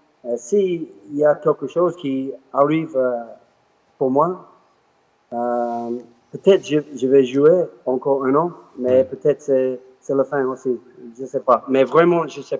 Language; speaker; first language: French; non-native, learner; English